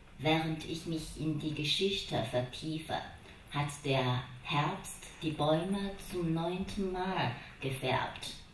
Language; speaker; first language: German; non-native, fluent; Chinese